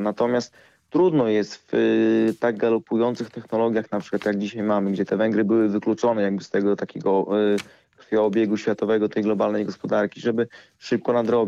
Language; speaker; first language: Polish; native; Polish